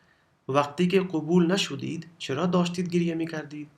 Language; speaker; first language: Persian; non-native, fluent; Urdu